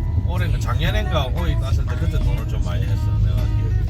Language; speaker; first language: Korean; native; Korean